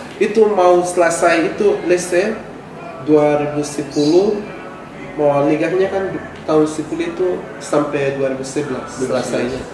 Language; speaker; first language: Indonesian; non-native, fluent; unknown